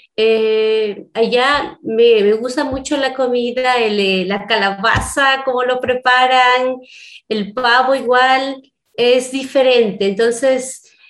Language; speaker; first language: Spanish; non-native, local second language; Quechua